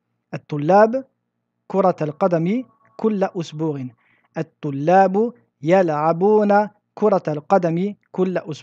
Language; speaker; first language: Arabic; non-native, fluent; French